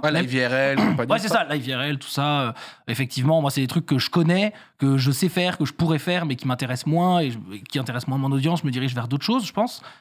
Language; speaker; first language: French; native; French